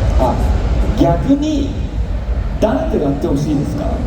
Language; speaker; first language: Japanese; native; Japanese